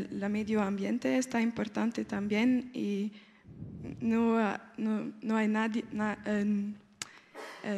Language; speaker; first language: Spanish; non-native, learner; French